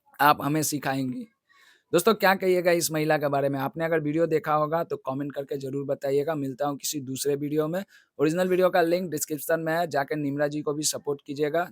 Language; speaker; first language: Hindi; non-native, local second language; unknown